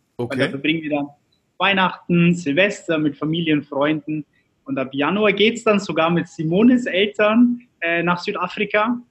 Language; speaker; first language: German; early bilingual, other home language; Turkish